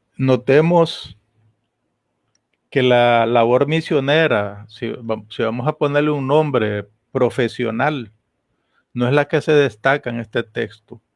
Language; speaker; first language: Spanish; native; Spanish